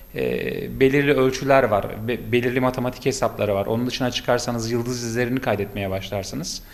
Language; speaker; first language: Turkish; native; Turkish